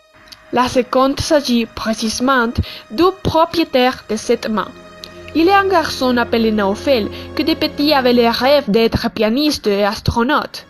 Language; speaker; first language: French; non-native, learner; Spanish